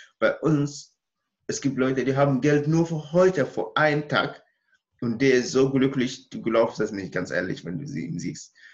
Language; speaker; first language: German; non-native, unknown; Arabic